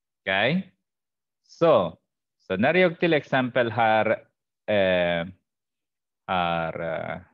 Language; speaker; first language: Swedish; non-native, fluent; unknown